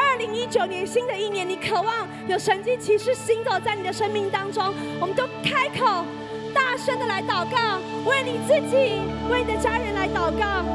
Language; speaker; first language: Chinese; native; Chinese